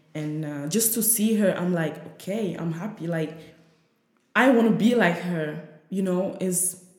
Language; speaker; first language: English; non-native, fluent; Italian